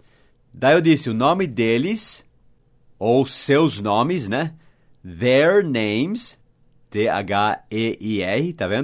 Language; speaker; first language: Portuguese; non-native, fluent; English